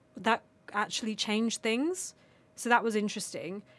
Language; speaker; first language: English; non-native, local second language; Armenian